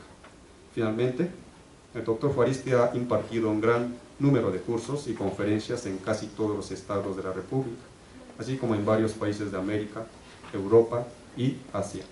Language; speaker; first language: Spanish; native; Spanish